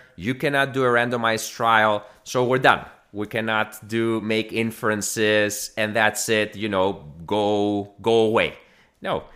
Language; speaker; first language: English; non-native, fluent; Greek